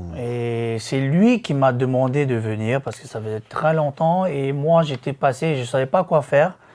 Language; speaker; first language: French; non-native, local second language; Korean